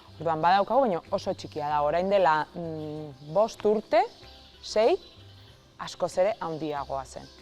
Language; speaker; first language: Basque; native; Basque